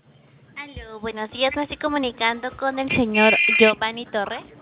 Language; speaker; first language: Spanish; native; Spanish